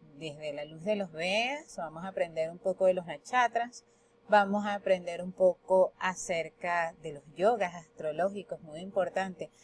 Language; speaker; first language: Spanish; native; Spanish